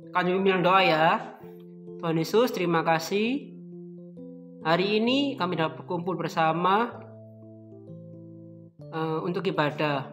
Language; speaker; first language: Indonesian; native; Indonesian